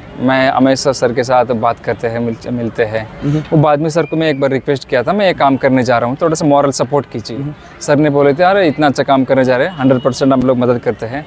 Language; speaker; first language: Hindi; non-native, local second language; Kannada